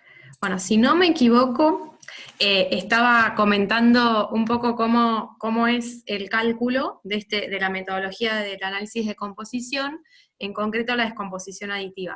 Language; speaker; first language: Spanish; native; Spanish